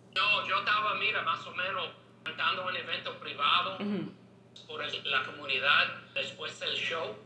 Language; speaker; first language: Spanish; non-native, learner; English